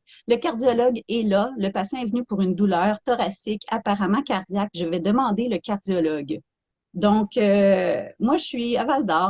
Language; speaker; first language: French; native; French